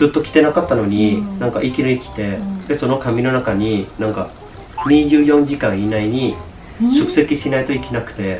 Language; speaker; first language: Japanese; non-native, fluent; Vietnamese